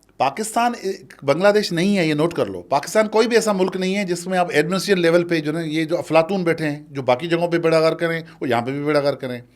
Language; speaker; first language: Urdu; non-native, local second language; Sindhi